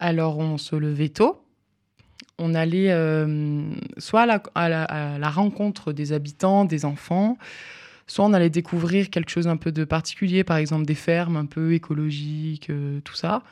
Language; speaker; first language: French; native; French